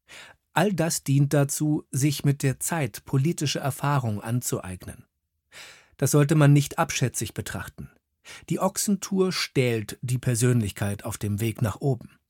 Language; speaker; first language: German; native; German